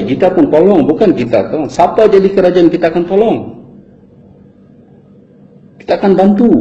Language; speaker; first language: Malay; non-native, fluent; Bangla